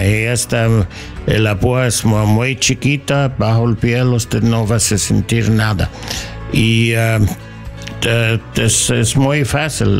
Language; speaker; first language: Spanish; non-native, learner; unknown